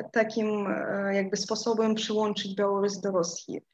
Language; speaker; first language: Polish; non-native, fluent; Russian